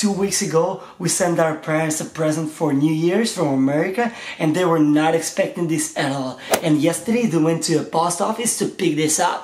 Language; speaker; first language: English; non-native, fluent; Russian